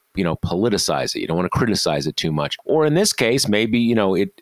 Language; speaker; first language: English; native; English